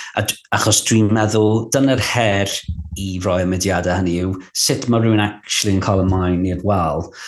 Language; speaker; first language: Welsh; non-native, local second language; English